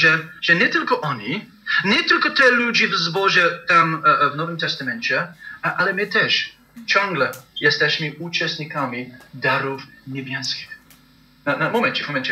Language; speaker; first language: Polish; non-native, fluent; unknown